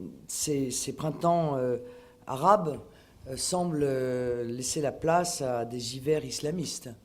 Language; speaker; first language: French; native; French